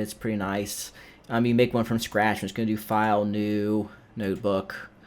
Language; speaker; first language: English; native; English